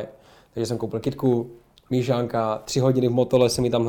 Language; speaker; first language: Czech; native; Czech